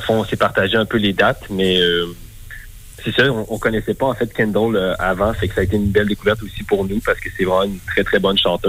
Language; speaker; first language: French; native; French